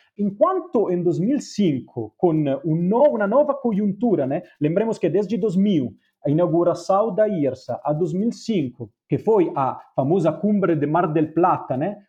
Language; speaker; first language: Portuguese; non-native, fluent; Spanish